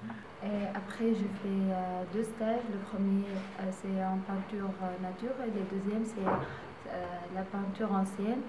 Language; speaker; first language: French; non-native, local second language; Arabic